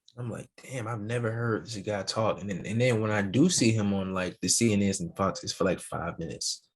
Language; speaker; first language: English; native; English